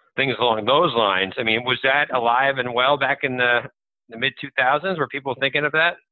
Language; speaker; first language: English; native; English